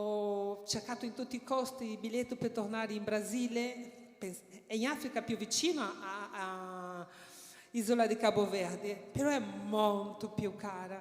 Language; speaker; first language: Italian; non-native, fluent; Portuguese